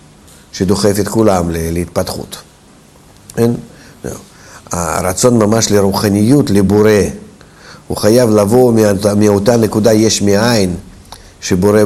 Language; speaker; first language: Hebrew; non-native, fluent; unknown